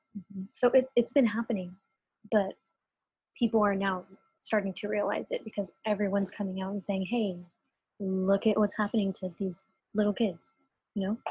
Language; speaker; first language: English; native; English